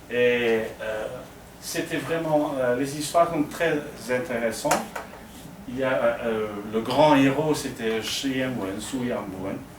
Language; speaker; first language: French; non-native, fluent; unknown